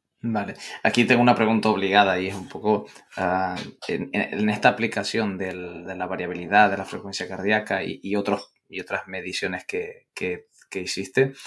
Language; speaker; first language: Spanish; native; Spanish